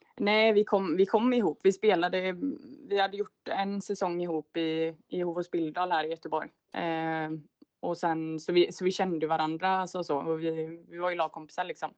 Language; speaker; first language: Swedish; native; Swedish